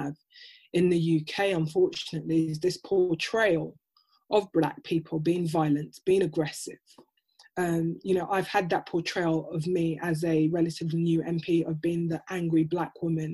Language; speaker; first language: English; native; English